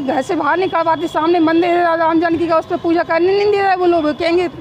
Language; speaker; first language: Hindi; native; Hindi